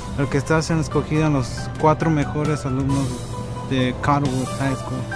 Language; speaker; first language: Spanish; early bilingual, heritage; Spanish